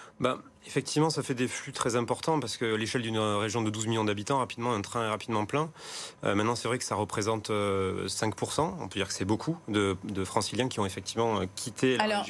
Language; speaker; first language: French; native; French